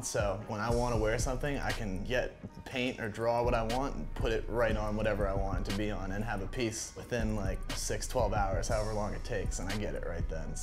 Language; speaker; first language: English; native; English